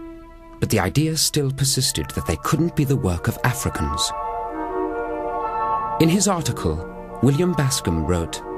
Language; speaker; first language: English; native; English